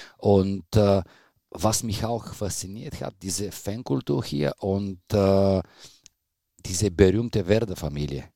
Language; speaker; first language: German; non-native, fluent; Bulgarian